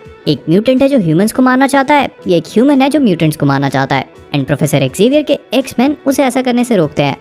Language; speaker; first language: Hindi; native; Hindi